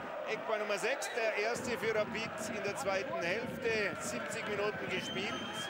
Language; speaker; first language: German; native; German